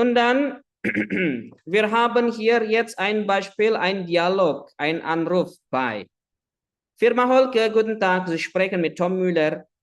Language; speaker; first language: German; non-native, fluent; Indonesian